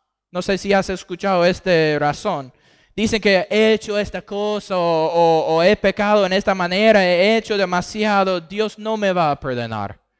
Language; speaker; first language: Spanish; non-native, fluent; English